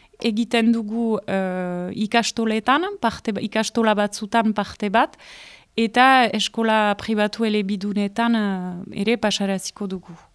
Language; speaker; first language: Basque; native; Basque